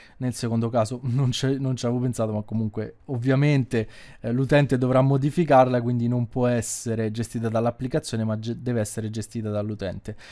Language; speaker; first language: Italian; native; Italian